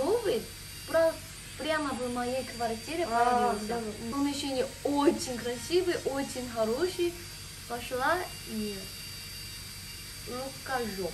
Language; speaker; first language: Russian; non-native, fluent; Korean